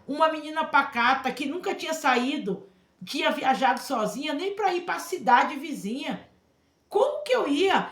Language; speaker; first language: Portuguese; native; Portuguese